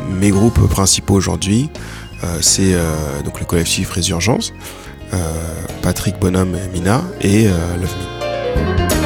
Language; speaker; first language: French; native; French